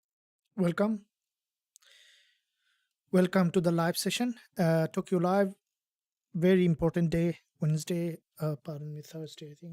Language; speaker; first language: English; non-native, fluent; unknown